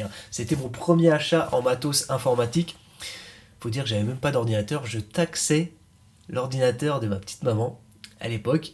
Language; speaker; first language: French; native; French